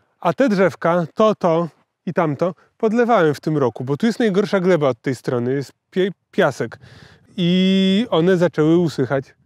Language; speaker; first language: Polish; native; Polish